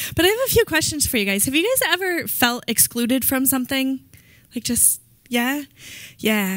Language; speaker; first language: English; native; English